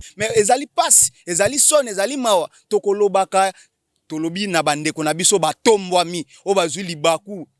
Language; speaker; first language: Lingala; native; Lingala